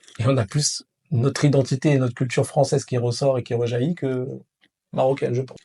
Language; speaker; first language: French; early bilingual, other home language; Arabic